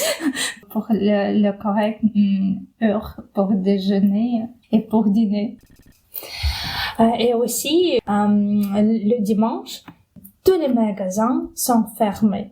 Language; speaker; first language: French; non-native, fluent; Ukrainian